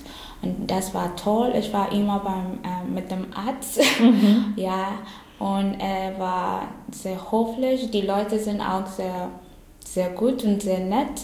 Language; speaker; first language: German; non-native, learner; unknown